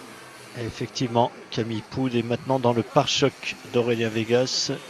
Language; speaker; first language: French; native; French